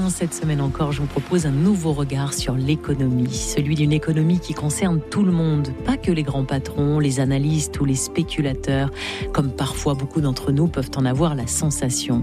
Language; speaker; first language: French; native; French